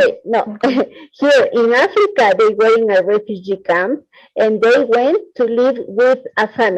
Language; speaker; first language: English; non-native, fluent; Spanish